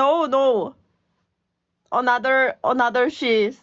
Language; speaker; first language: English; non-native, learner; Korean